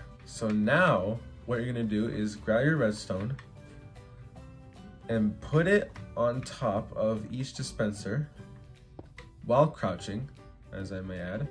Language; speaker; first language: English; native; English